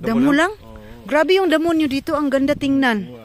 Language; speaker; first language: Filipino; native; Filipino